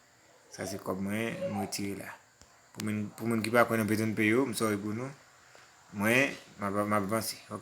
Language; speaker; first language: French; non-native, learner; Haitian Creole